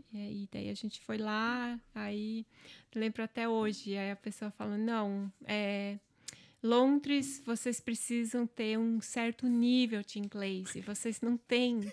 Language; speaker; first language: Portuguese; non-native, local second language; German